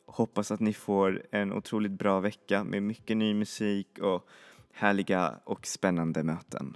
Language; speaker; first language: Swedish; native; Swedish